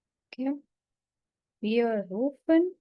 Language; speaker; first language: German; non-native, fluent; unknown